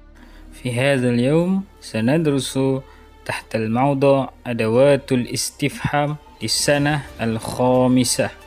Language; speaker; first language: Arabic; non-native, fluent; Malay